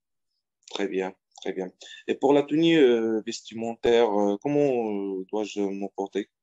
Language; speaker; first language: French; non-native, fluent; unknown